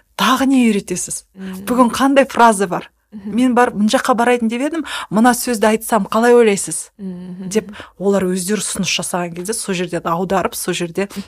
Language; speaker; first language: Kazakh; native; Kazakh